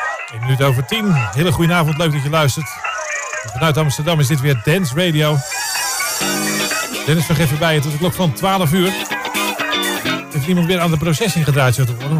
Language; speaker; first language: Dutch; native; Dutch